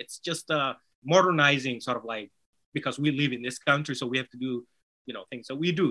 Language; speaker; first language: English; non-native, fluent; Somali